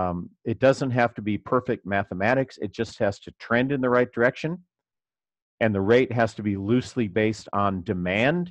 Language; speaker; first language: English; native; English